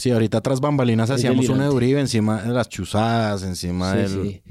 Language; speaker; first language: Spanish; native; Spanish